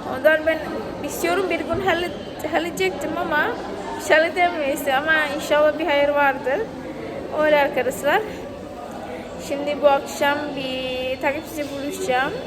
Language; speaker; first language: Turkish; non-native, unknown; Indonesian